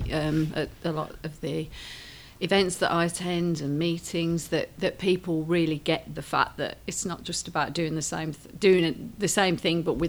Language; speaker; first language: English; native; English